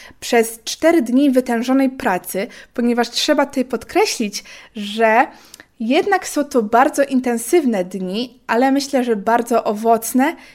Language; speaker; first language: Polish; native; Polish